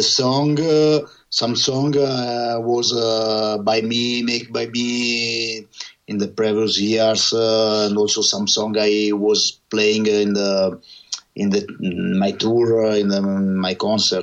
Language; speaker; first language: English; non-native, learner; Italian